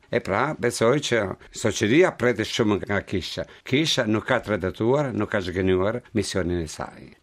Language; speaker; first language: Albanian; non-native, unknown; Italian